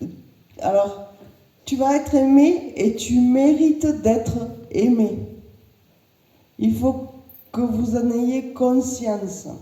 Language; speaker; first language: French; native; French